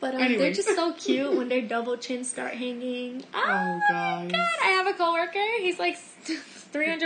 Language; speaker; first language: English; non-native, fluent; Albanian